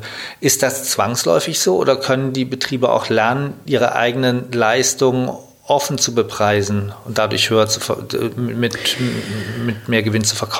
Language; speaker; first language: German; native; German